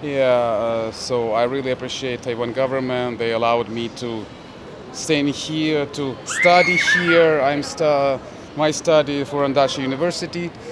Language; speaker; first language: English; non-native, learner; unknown